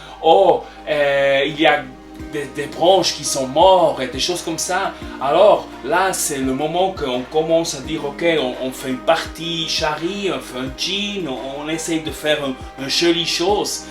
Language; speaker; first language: French; non-native, learner; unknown